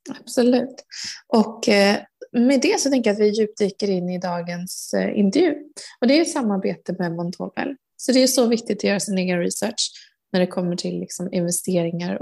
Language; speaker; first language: Swedish; native; Swedish